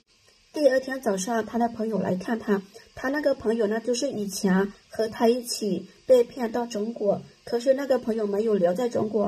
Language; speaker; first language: Chinese; non-native, fluent; Lao